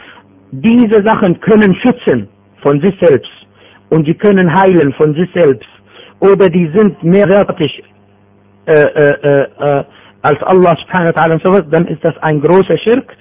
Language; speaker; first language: German; non-native, fluent; Arabic